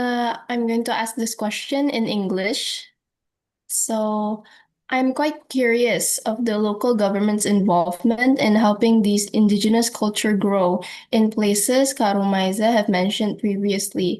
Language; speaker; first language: English; non-native, fluent; Indonesian